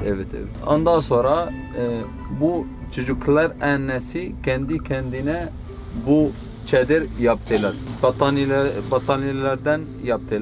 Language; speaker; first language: Turkish; non-native, fluent; Arabic